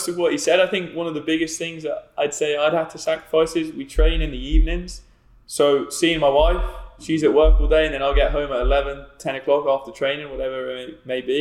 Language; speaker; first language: English; native; English